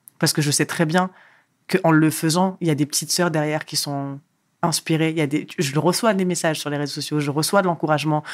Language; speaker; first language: French; early bilingual, other home language; Arabic